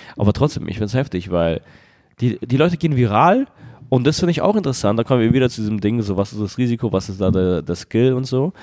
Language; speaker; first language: German; early bilingual, other home language; Russian